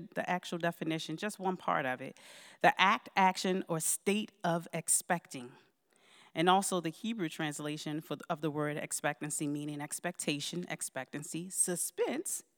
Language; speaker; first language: English; native; English